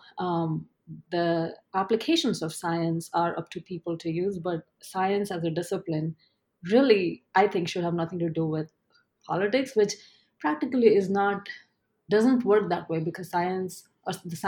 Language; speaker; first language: English; non-native, local second language; Gujarati